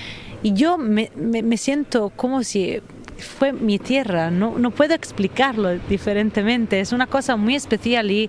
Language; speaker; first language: Spanish; non-native, fluent; Italian